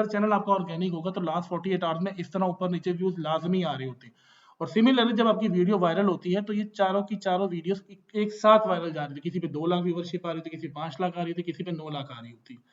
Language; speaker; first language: Urdu; non-native, local second language; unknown